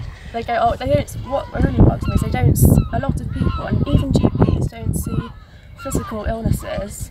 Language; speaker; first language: English; native; English